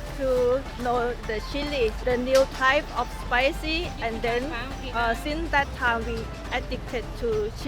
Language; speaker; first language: English; non-native, fluent; Thai